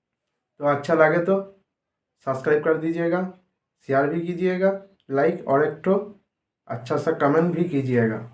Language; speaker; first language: Hindi; non-native, local second language; Nepali